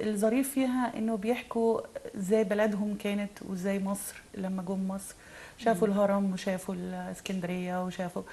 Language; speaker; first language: Arabic; native; Arabic